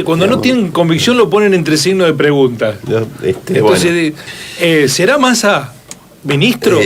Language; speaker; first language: Spanish; native; Spanish